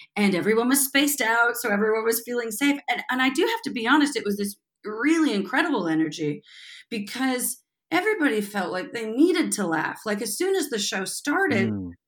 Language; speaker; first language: English; native; English